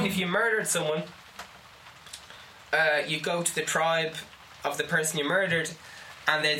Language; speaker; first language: English; native; English